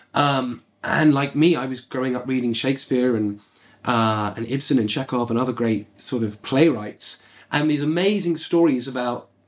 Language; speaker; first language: English; native; English